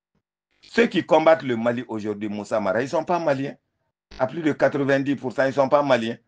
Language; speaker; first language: French; non-native, local second language; Bambara